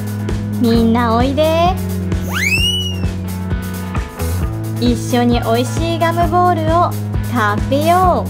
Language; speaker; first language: Japanese; native; Japanese